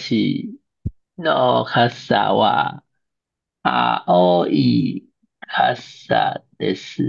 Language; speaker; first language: Japanese; non-native, learner; Chinese